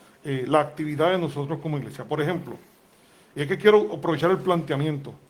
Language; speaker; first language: Spanish; native; Spanish